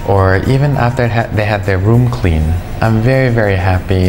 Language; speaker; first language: English; early bilingual, other home language; Thai